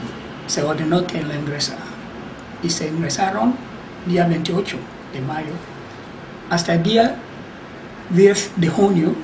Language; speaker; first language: Spanish; non-native, learner; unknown